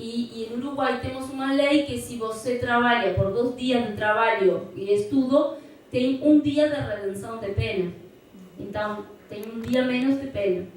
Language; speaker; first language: Portuguese; non-native, fluent; Spanish